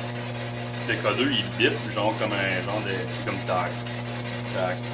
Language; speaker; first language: French; native; French